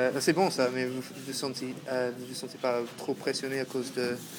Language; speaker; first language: French; non-native, fluent; English